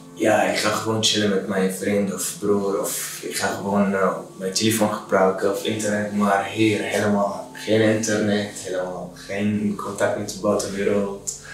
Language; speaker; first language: Dutch; non-native, learner; Arabic